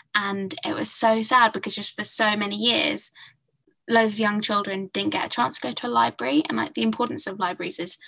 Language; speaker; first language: English; native; English